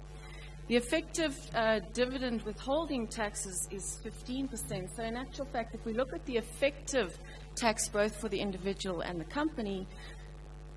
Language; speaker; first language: English; native; English